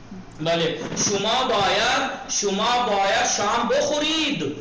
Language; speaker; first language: Persian; non-native, fluent; Urdu